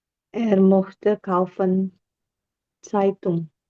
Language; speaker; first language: German; non-native, learner; Indonesian